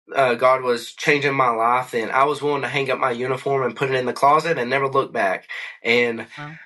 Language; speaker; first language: English; native; English